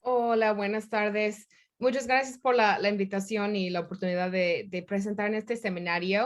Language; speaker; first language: Spanish; non-native, fluent; English